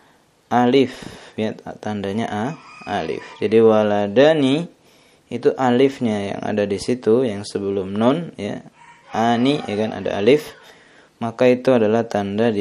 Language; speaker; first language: Indonesian; native; Indonesian